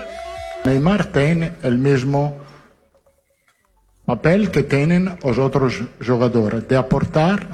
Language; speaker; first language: Spanish; non-native, fluent; Italian